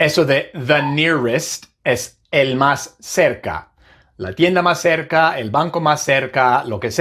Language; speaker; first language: Spanish; non-native, fluent; English